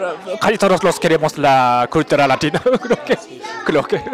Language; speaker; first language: Spanish; non-native, learner; Japanese